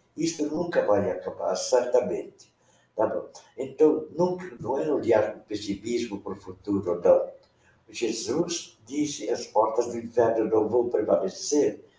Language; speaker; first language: Portuguese; non-native, local second language; Venetian